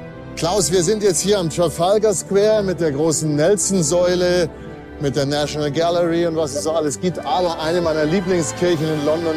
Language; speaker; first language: German; native; German